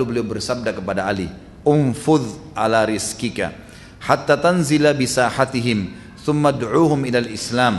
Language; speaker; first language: Indonesian; native; Indonesian